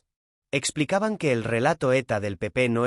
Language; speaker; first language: Spanish; native; Spanish